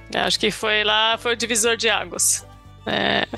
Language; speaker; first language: Portuguese; native; Portuguese